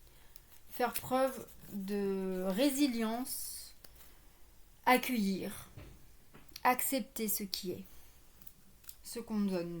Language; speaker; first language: French; native; French